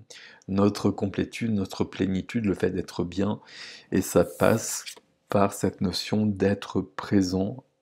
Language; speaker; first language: French; native; French